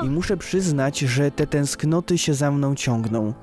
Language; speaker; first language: Polish; native; Polish